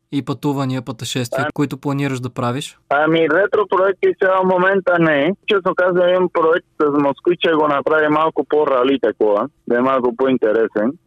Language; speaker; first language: Bulgarian; non-native, fluent; Spanish